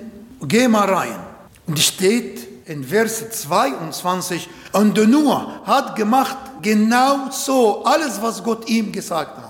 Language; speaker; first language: German; non-native, learner; Arabic